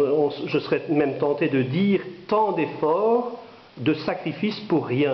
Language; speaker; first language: French; native; French